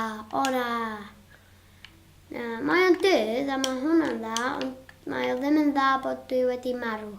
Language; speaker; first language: Welsh; non-native, local second language; English